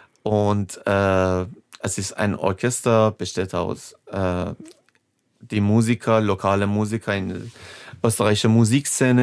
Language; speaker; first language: German; non-native, fluent; Persian